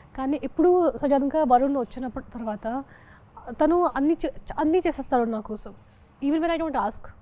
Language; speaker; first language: Telugu; non-native, local second language; Hindi